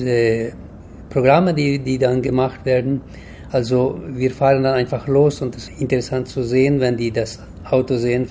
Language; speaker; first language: German; early bilingual, heritage; German